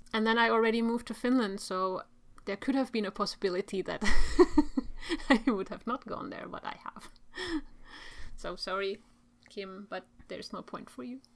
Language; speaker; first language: English; non-native, fluent; Czech